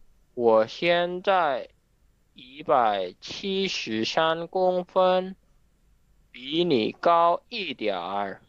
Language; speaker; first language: Chinese; non-native, learner; Indonesian